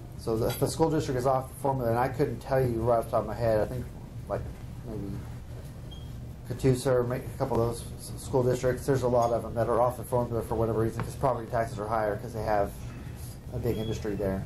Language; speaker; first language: English; native; English